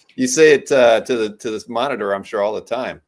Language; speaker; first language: English; native; English